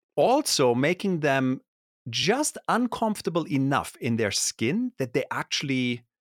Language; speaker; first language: English; non-native, fluent; German